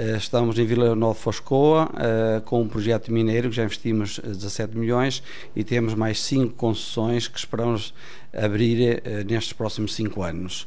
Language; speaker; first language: Portuguese; native; Portuguese